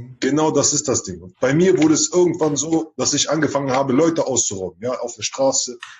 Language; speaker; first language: German; early bilingual, other home language; Chechen